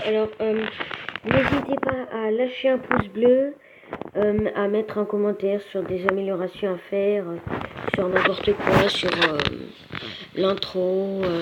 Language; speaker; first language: French; native; French